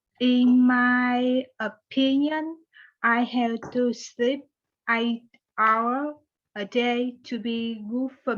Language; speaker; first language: English; non-native, learner; Vietnamese